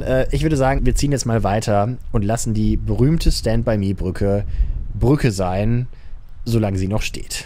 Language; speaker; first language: German; native; German